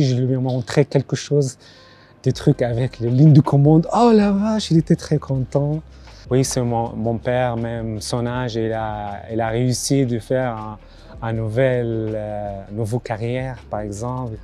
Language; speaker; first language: French; non-native, learner; Arabic